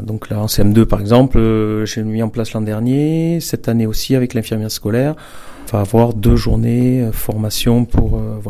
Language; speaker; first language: French; native; French